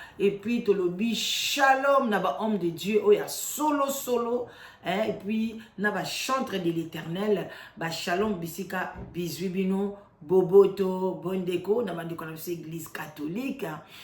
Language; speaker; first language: Lingala; non-native, local second language; Kongo